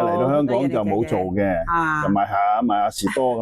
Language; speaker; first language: Cantonese; native; Cantonese